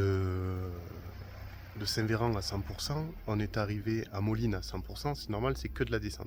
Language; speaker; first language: French; native; French